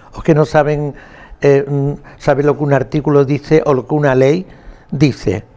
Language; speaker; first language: Spanish; native; Spanish